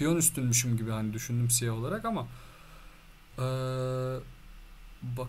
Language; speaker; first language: Turkish; native; Turkish